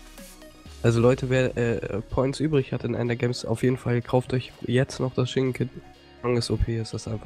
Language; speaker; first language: German; native; German